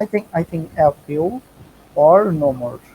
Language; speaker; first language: English; non-native, learner; Bangla